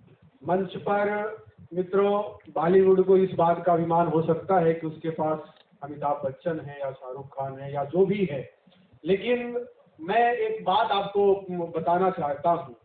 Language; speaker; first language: Hindi; native; Hindi